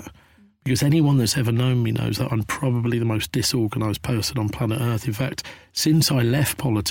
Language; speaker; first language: English; native; English